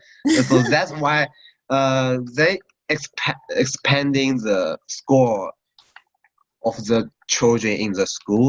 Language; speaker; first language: English; non-native, learner; Chinese